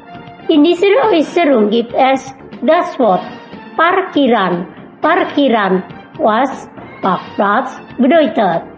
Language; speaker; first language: German; non-native, fluent; Indonesian